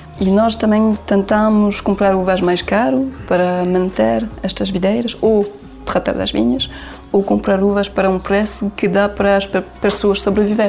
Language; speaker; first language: Portuguese; non-native, learner; French